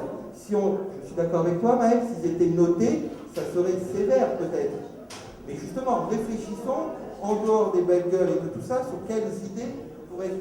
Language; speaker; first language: French; native; French